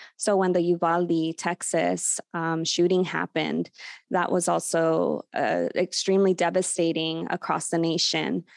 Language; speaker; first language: English; native; English